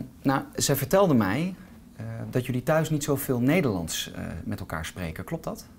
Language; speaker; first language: Dutch; native; Dutch